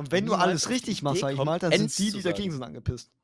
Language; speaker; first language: German; native; German